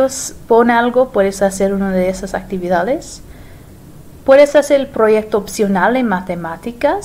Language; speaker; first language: Spanish; non-native, fluent; English